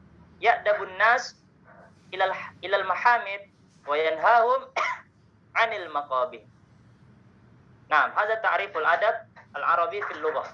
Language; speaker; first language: Arabic; non-native, learner; Indonesian